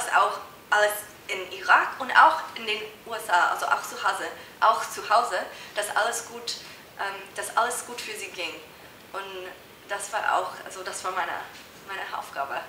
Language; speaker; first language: German; non-native, fluent; English